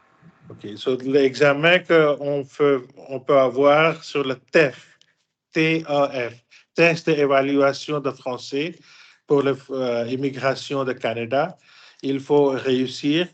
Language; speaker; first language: French; non-native, fluent; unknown